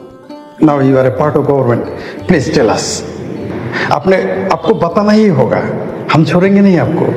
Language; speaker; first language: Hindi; non-native, fluent; Bangla